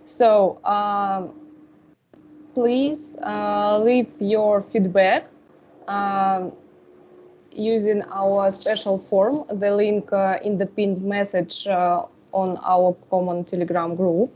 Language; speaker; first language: English; non-native, fluent; Russian